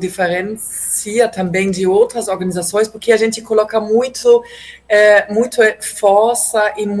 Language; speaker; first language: Portuguese; non-native, fluent; German